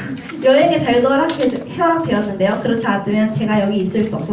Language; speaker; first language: Korean; native; Korean